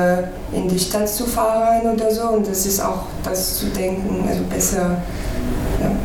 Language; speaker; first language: German; non-native, fluent; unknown